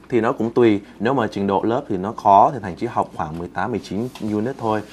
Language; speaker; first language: Vietnamese; early bilingual, heritage; Vietnamese